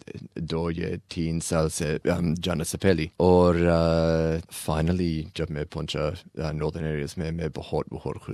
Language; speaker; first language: Hindi; non-native, learner; English